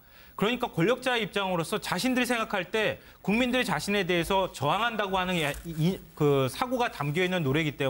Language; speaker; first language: Korean; native; Korean